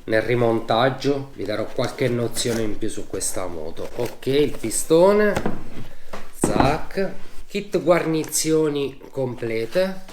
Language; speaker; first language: Italian; native; Italian